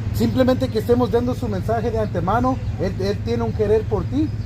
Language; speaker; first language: Spanish; early bilingual, other home language; English